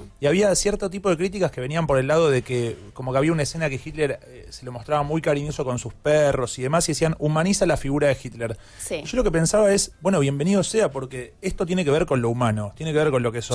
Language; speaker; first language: Spanish; native; Spanish